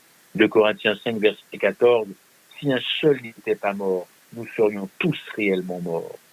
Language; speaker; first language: French; native; French